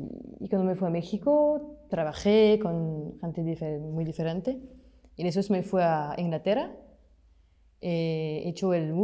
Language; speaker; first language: Spanish; non-native, fluent; French